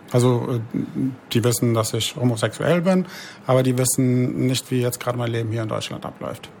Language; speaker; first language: German; early bilingual, other home language; Arabic